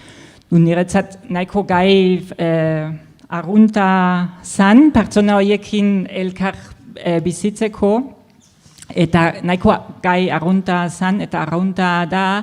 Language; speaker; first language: Basque; non-native, fluent; German